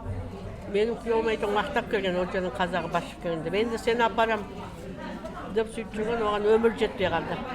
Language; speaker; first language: Kazakh; early bilingual, heritage; Kazakh